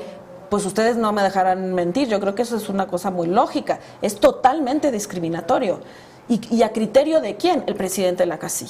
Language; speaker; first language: Spanish; native; Spanish